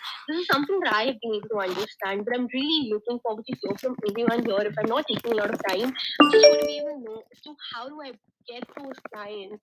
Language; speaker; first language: English; non-native, local second language; Hindi